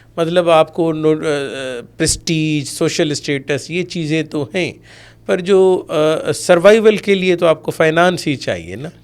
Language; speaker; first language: Urdu; non-native, local second language; Sindhi